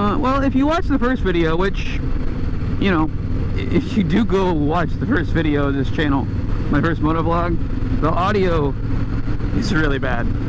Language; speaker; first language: English; native; English